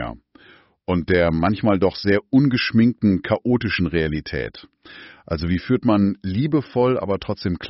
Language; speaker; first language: German; native; German